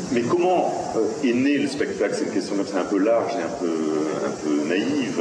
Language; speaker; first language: French; native; French